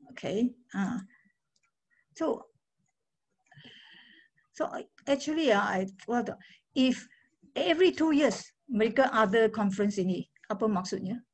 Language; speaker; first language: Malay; non-native, local second language; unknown